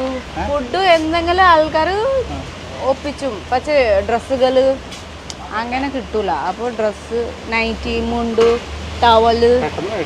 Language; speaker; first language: Malayalam; non-native, local second language; Nepali